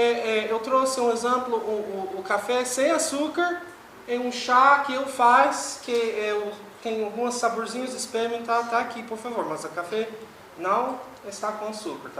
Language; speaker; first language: Portuguese; non-native, fluent; English